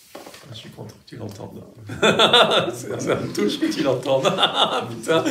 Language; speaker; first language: French; native; French